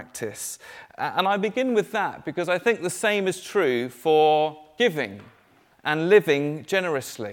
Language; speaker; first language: English; native; English